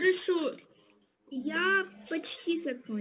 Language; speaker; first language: Russian; early bilingual, heritage; Russian